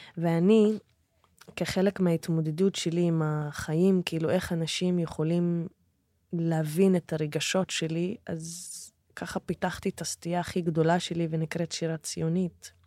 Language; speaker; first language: Hebrew; non-native, local second language; Arabic